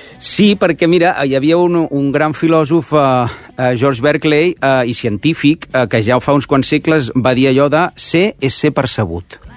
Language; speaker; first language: Catalan; native; Catalan